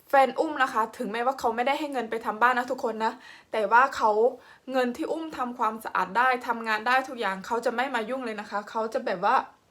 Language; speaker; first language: Thai; non-native, local second language; Khmer